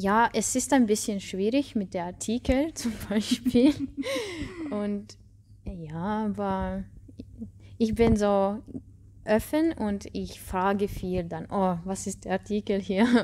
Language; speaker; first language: German; non-native, learner; Russian